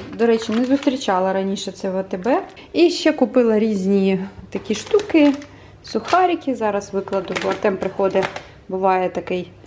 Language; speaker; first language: Ukrainian; non-native, local second language; Russian